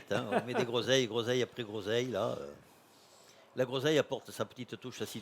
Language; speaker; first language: French; native; French